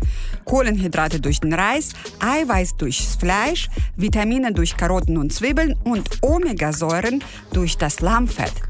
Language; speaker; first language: German; non-native, fluent; Uzbek